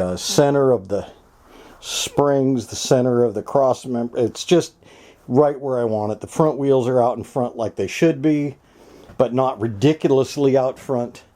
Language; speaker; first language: English; native; English